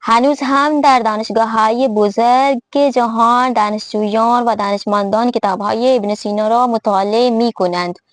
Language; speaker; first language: Persian; non-native, fluent; Urdu